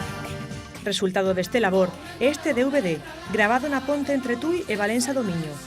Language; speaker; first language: Galician; native; Galician